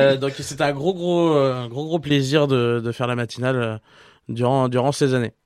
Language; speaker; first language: French; native; French